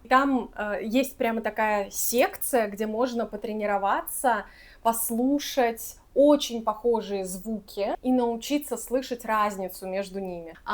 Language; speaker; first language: Russian; native; Russian